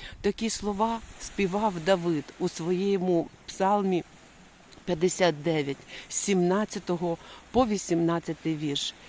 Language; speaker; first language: Ukrainian; non-native, local second language; Russian